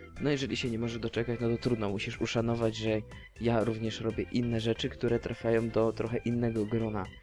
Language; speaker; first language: Polish; native; Polish